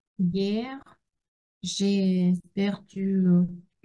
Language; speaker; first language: French; non-native, learner; Russian